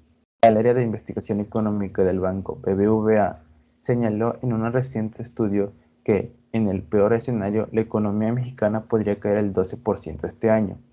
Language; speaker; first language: Spanish; native; Spanish